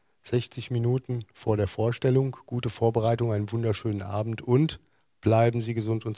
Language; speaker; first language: German; native; German